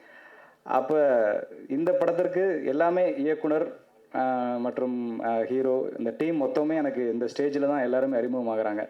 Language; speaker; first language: Tamil; native; Tamil